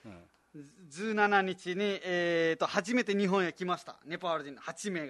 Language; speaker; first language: Japanese; non-native, fluent; Nepali